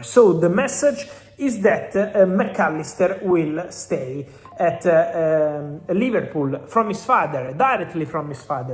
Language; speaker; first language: English; non-native, fluent; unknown